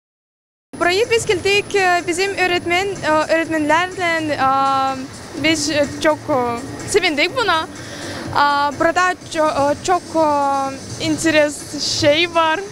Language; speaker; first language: Turkish; early bilingual, heritage; Turkish